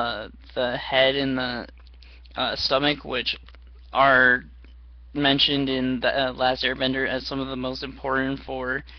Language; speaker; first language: English; native; English